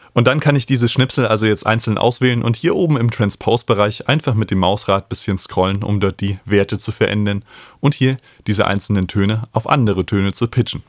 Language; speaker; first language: German; native; German